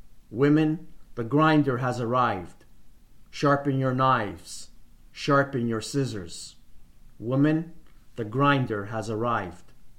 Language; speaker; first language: English; early bilingual, other home language; Italian